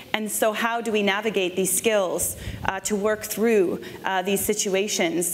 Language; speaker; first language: English; native; English